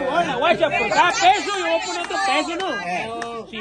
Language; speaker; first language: Spanish; native; Spanish